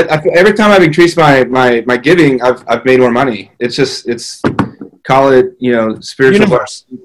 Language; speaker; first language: English; native; English